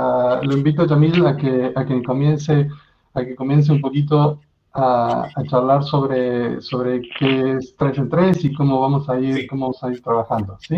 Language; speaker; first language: Spanish; native; Spanish